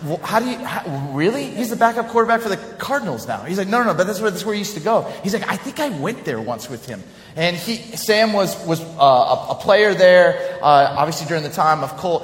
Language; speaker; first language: English; native; English